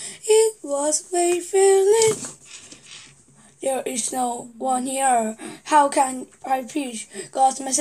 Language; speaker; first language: English; non-native, learner; Korean